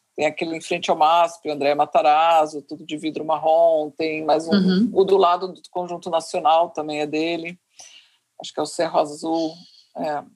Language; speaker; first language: Portuguese; native; Portuguese